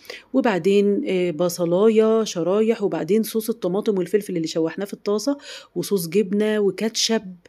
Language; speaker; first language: Arabic; native; Arabic